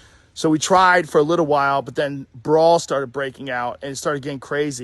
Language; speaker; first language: English; native; English